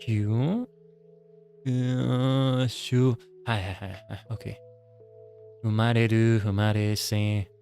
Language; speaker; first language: Japanese; non-native, learner; English